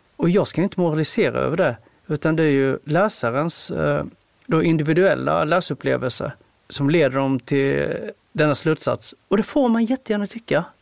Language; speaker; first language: Swedish; native; Swedish